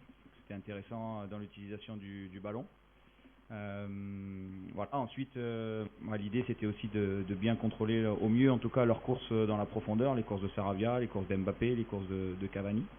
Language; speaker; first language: French; native; French